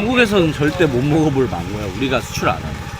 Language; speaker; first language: Korean; native; Korean